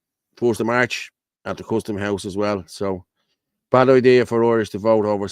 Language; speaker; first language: English; native; English